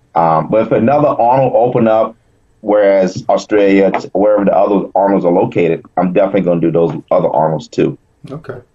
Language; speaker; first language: English; native; English